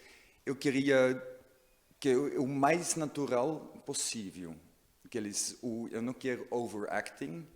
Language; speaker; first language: Portuguese; non-native, learner; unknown